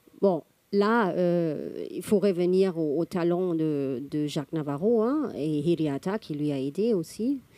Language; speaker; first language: French; non-native, fluent; German